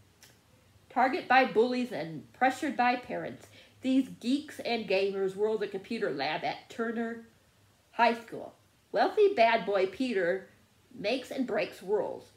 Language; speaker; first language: English; native; English